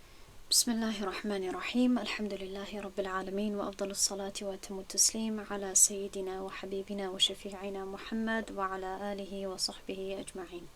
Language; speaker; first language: Arabic; non-native, fluent; Tajik